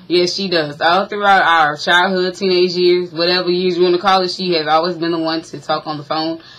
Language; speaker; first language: English; native; English